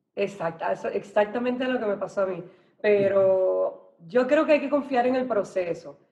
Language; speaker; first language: Spanish; native; Spanish